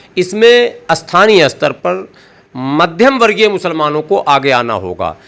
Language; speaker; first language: Hindi; native; Hindi